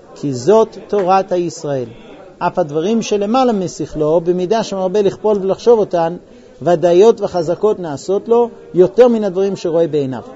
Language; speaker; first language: Hebrew; non-native, fluent; English